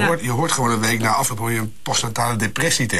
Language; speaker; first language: Dutch; native; Dutch